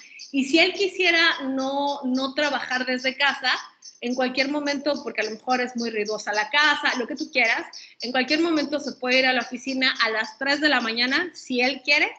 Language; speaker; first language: Spanish; native; Spanish